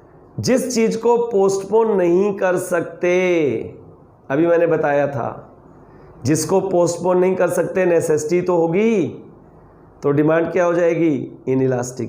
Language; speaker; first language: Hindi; native; Hindi